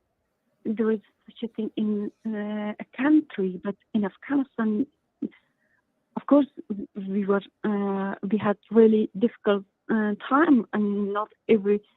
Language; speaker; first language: English; non-native, learner; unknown